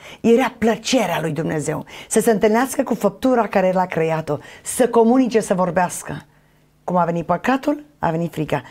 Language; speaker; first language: Romanian; native; Romanian